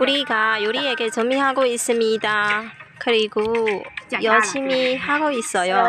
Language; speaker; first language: Korean; non-native, learner; Burmese